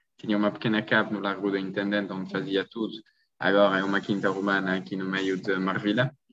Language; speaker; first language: Portuguese; non-native, fluent; French